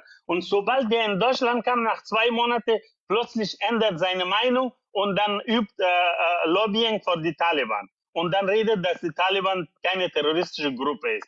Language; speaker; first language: German; non-native, fluent; Persian